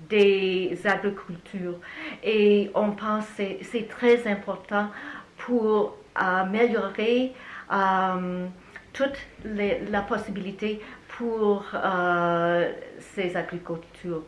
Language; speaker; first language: French; non-native, learner; English